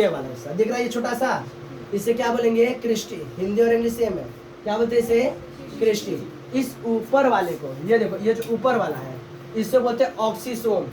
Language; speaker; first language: Hindi; native; Hindi